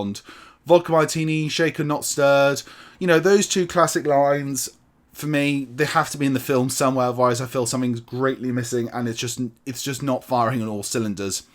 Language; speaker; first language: English; native; English